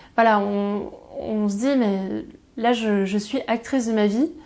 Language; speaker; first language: French; native; French